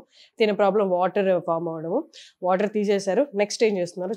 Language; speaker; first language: Telugu; native; Telugu